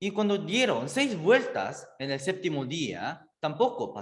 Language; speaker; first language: Spanish; native; Spanish